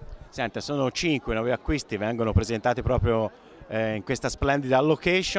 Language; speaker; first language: Italian; native; Italian